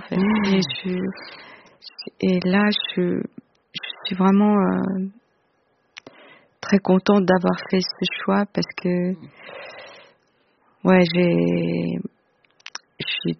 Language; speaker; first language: French; non-native, fluent; Korean